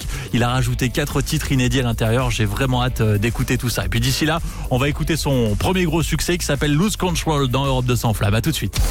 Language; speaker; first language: French; native; French